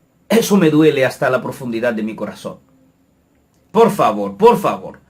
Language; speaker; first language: Spanish; non-native, fluent; Haitian Creole